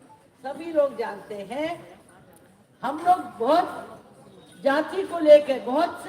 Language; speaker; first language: Hindi; non-native, local second language; Bangla